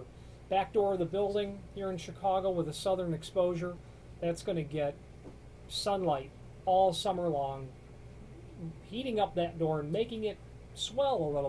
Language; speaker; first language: English; native; English